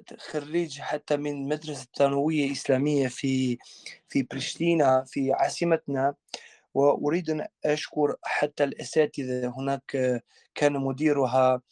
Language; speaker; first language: Arabic; non-native, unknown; Albanian